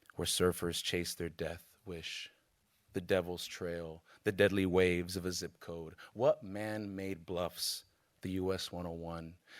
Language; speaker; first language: English; native; English